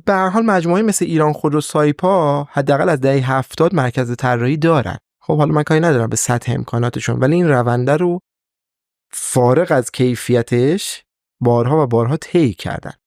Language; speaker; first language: Persian; native; Persian